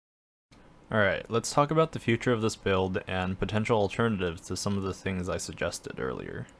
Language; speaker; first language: English; native; English